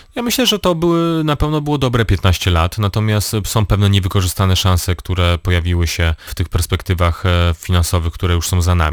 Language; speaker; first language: Polish; native; Polish